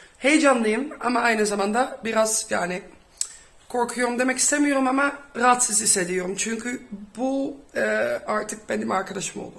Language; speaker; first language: Turkish; early bilingual, heritage; Turkish